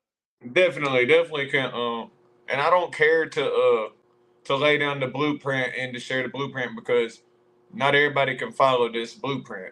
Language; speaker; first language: English; native; English